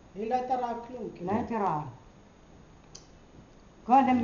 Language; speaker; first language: Hebrew; non-native, learner; Arabic